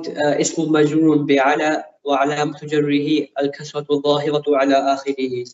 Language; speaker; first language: Arabic; non-native, learner; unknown